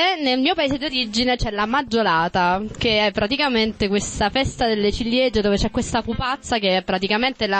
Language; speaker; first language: Italian; native; Italian